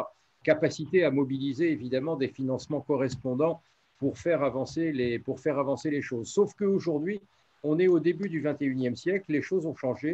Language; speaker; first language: French; native; French